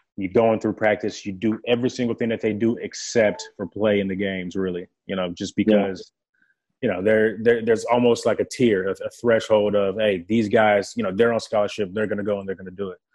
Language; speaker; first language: English; early bilingual, other home language; French